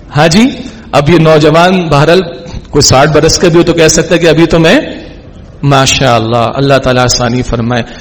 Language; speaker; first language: Urdu; native; Urdu